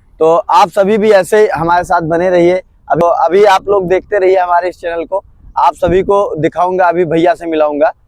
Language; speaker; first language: Hindi; native; Hindi